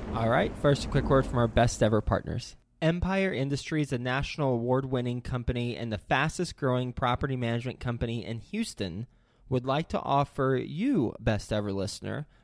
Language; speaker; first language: English; native; English